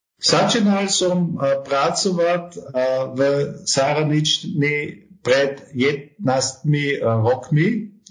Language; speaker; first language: Slovak; non-native, learner; German